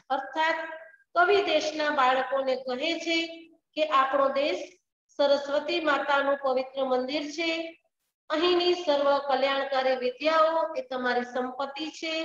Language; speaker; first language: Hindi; non-native, local second language; Gujarati